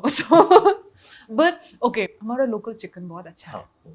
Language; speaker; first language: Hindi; non-native, local second language; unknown